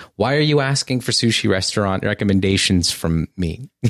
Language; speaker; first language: English; native; English